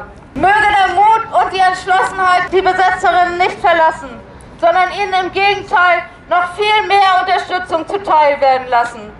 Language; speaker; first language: German; native; German